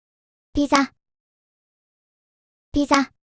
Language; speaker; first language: Japanese; native; Japanese